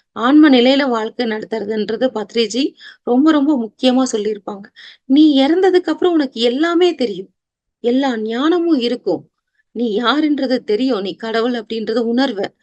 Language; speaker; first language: Tamil; native; Tamil